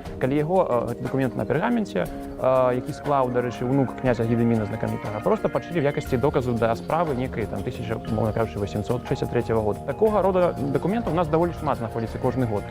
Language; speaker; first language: Belarusian; native; Belarusian